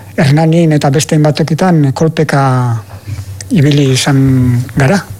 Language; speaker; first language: Basque; native; Basque